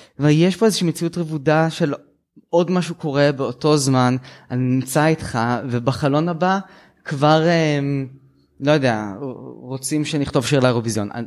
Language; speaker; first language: Hebrew; native; Hebrew